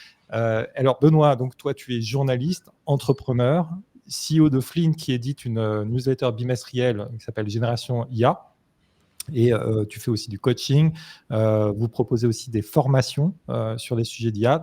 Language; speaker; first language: French; native; French